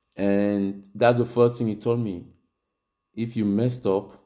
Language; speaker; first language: English; non-native, local second language; French